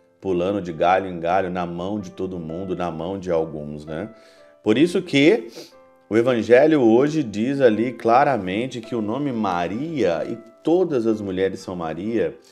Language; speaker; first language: Portuguese; native; Portuguese